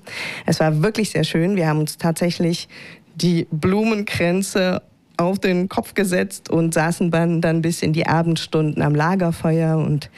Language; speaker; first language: German; native; German